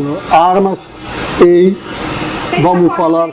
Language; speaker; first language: Portuguese; non-native, fluent; Arabic